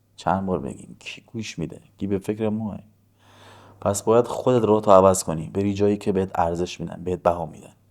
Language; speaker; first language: Persian; native; Persian